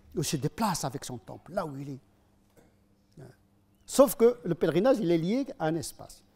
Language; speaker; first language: French; non-native, fluent; Arabic